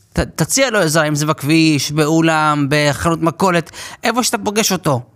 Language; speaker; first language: Hebrew; early bilingual, other home language; English